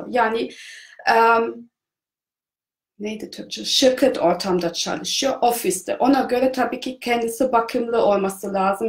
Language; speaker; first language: Turkish; non-native, fluent; German